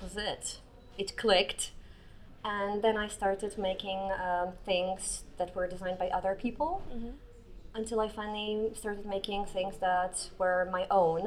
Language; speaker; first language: English; non-native, fluent; Polish